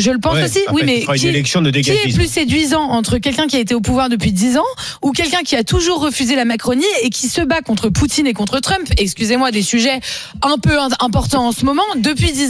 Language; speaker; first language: French; native; French